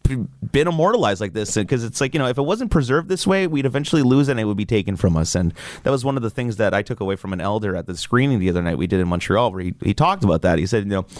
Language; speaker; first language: English; native; English